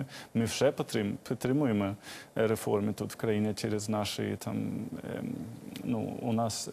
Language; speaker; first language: Ukrainian; non-native, fluent; Swedish